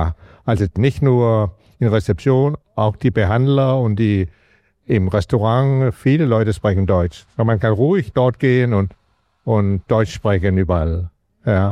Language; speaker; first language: German; non-native, learner; Danish